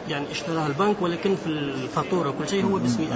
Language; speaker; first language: Arabic; native; Arabic